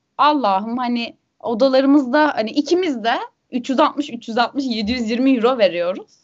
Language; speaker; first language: Turkish; native; Turkish